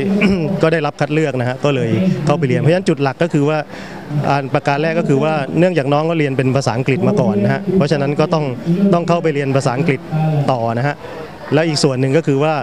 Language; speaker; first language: Thai; native; Thai